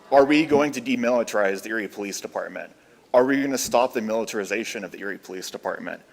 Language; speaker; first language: English; native; English